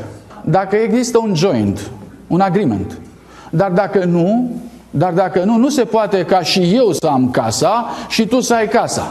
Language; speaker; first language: Romanian; native; Romanian